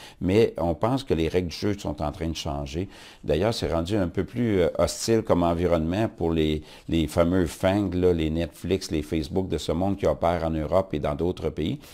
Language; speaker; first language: French; native; French